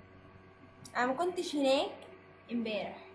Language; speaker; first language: Arabic; native; Arabic